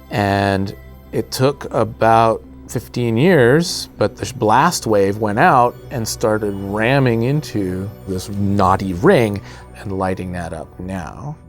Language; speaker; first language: English; native; English